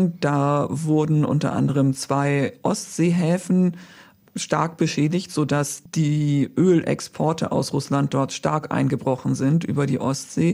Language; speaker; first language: German; native; German